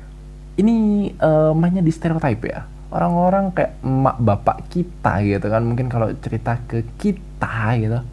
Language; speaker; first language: Indonesian; native; Indonesian